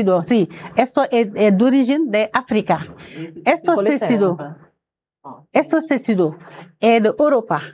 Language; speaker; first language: Portuguese; non-native, learner; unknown